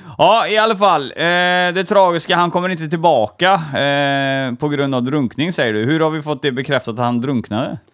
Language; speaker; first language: Swedish; native; Swedish